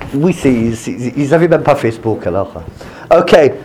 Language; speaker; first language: French; non-native, fluent; English